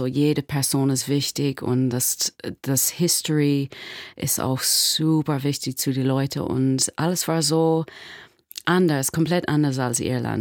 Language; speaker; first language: German; non-native, fluent; English